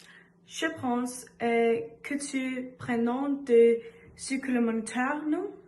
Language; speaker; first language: French; non-native, learner; Danish